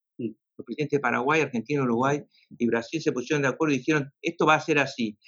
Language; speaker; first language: Spanish; native; Spanish